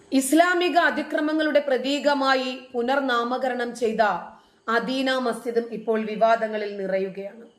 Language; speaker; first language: Malayalam; native; Malayalam